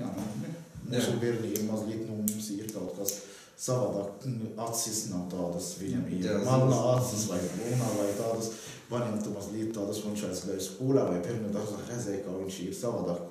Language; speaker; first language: Latvian; non-native, learner; Arabic